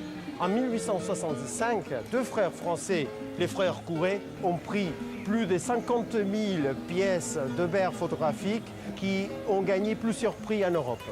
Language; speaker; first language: French; non-native, fluent; Spanish